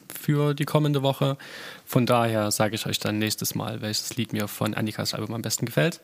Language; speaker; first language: German; native; German